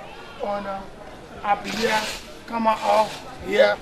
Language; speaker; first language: German; non-native, learner; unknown